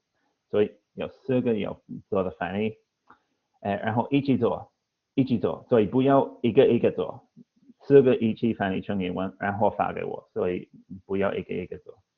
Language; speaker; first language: Chinese; non-native, fluent; English